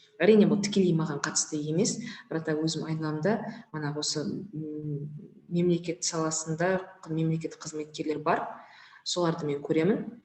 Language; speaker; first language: Kazakh; native; Kazakh